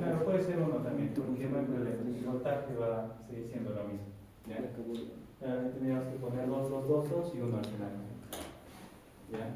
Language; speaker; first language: Spanish; native; Spanish